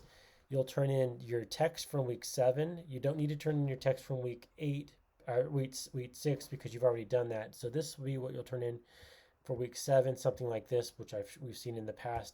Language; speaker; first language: English; native; English